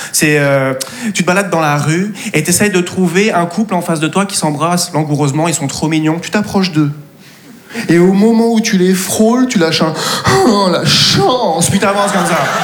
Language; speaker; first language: French; native; French